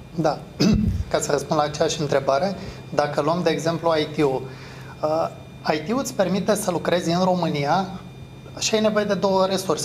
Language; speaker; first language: Romanian; native; Romanian